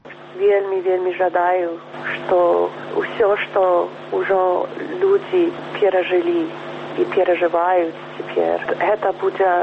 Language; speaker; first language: Belarusian; early bilingual, heritage; Belarusian